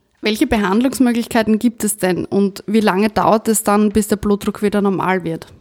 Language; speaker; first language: German; native; German